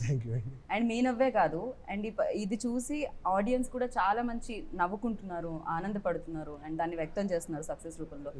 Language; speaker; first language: Telugu; native; Telugu